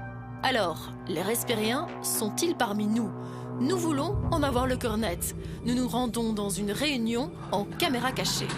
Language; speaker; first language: French; native; French